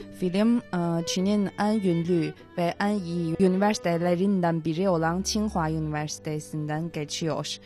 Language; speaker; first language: Turkish; non-native, fluent; Chinese